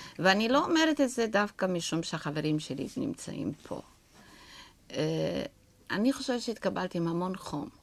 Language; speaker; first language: Hebrew; non-native, fluent; Yiddish